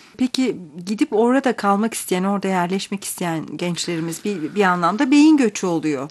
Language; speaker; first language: Turkish; native; Turkish